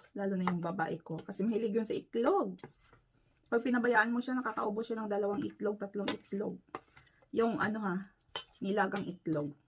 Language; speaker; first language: Filipino; native; Filipino